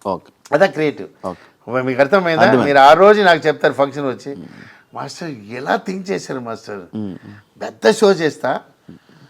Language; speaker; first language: Telugu; non-native, local second language; Tamil